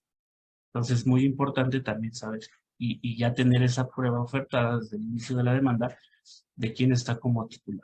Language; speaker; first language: Spanish; native; Spanish